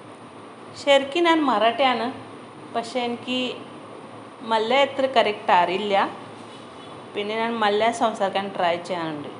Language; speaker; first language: Malayalam; non-native, local second language; Marathi